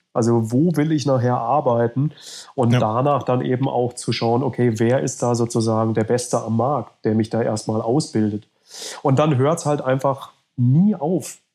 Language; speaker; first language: German; native; German